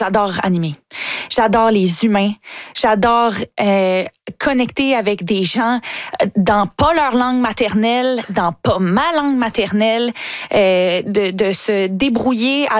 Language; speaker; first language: French; native; French